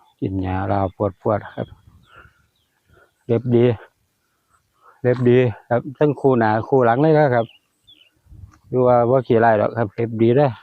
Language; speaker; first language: Thai; non-native, local second language; Lao